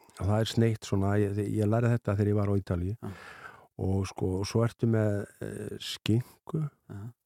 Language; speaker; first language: Icelandic; native; Icelandic